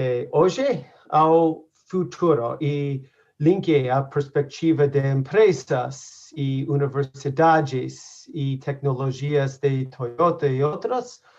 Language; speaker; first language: Portuguese; non-native, learner; English